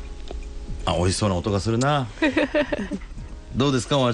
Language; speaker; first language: Japanese; native; Japanese